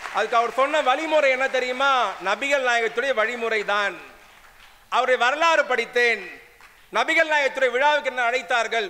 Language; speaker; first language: Tamil; non-native, local second language; Urdu